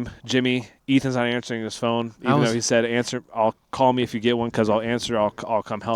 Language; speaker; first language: English; native; English